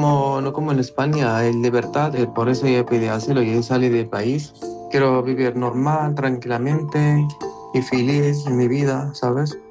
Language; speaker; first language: Spanish; non-native, learner; Arabic